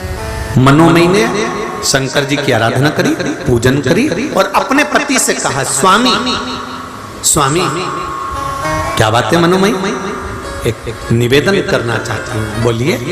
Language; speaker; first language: Hindi; native; Hindi